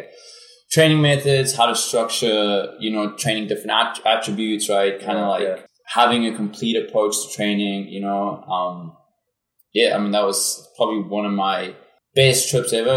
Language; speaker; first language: English; non-native, local second language; Afrikaans